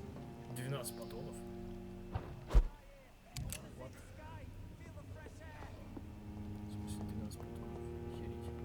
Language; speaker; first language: Russian; native; Russian